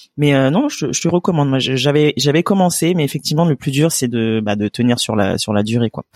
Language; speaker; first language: French; native; French